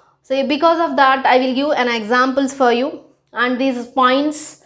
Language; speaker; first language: English; non-native, local second language; Telugu